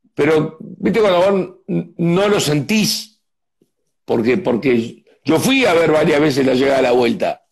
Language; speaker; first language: Spanish; native; Spanish